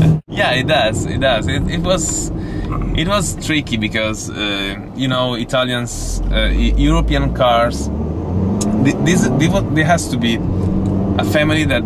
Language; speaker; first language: English; non-native, fluent; Italian